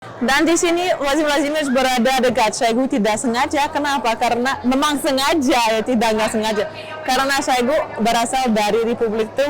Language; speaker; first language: Indonesian; non-native, fluent; Russian